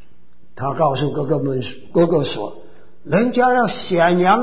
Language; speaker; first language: Chinese; native; Chinese